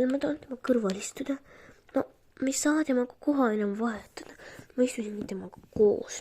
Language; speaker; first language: Estonian; non-native, local second language; Russian